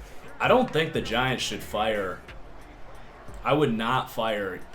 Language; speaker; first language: English; native; English